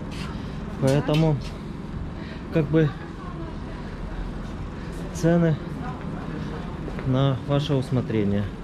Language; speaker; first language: Russian; native; Russian